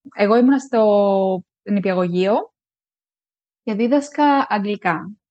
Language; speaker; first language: Greek; native; Greek